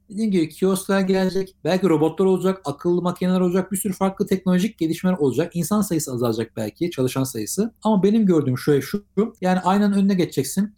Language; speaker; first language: Turkish; native; Turkish